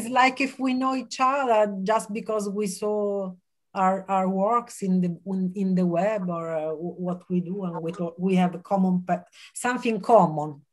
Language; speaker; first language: English; non-native, fluent; Italian